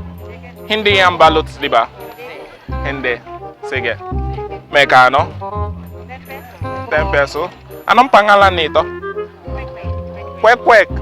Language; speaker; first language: Filipino; non-native, learner; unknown